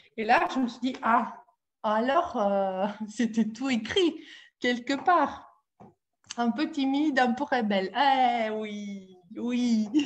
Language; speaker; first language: French; non-native, fluent; Italian